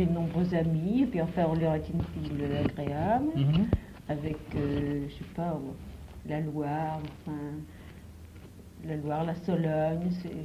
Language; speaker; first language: French; native; French